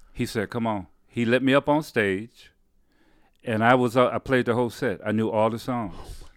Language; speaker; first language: English; native; English